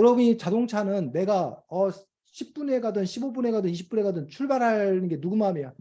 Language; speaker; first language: Korean; native; Korean